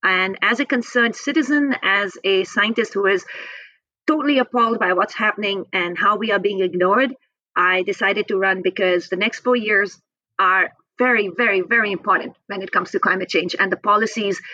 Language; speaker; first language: English; non-native, local second language; Hindi